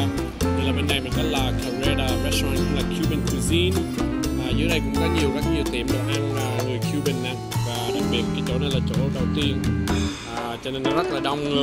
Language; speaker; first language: Vietnamese; early bilingual, heritage; Vietnamese